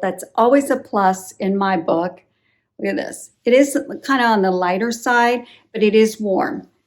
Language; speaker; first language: English; native; English